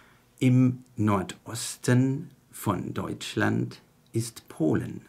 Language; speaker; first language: German; non-native, fluent; Chinese